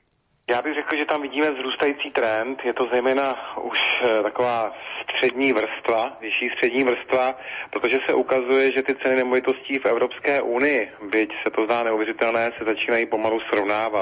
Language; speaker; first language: Czech; native; Czech